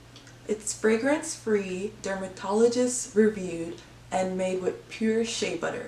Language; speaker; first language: English; native; English